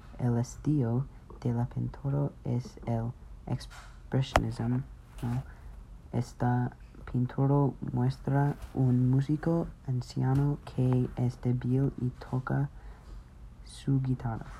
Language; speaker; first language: Spanish; non-native, learner; English